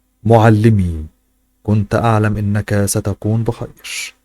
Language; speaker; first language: Arabic; native; Arabic